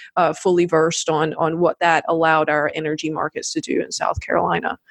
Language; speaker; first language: English; native; English